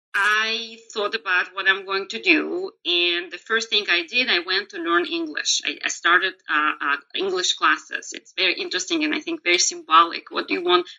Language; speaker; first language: English; non-native, fluent; Russian